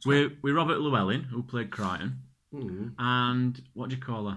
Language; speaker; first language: English; native; English